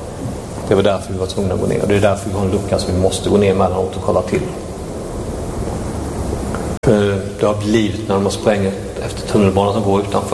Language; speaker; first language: Swedish; native; Swedish